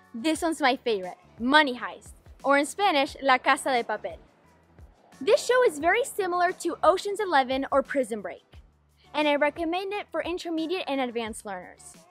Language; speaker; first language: English; native; English